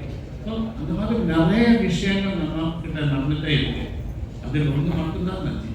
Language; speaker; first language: Tamil; non-native, learner; Malayalam